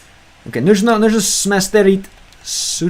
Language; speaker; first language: Russian; non-native, learner; English